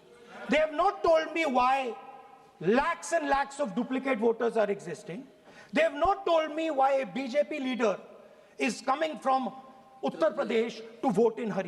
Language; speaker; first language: English; non-native, local second language; Hindi